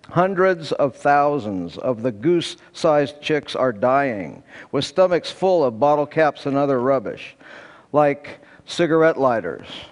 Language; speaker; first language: English; native; English